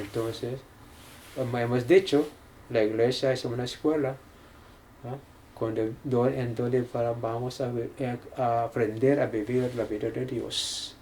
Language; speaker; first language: Spanish; non-native, learner; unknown